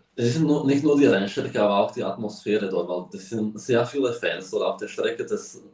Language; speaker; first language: German; early bilingual, heritage; Slovak